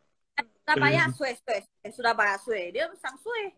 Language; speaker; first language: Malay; non-native, local second language; Chinese